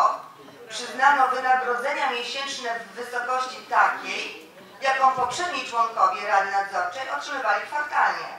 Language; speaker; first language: Polish; native; Polish